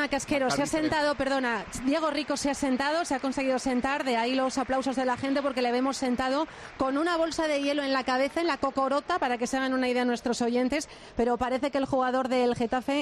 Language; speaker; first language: Spanish; native; Spanish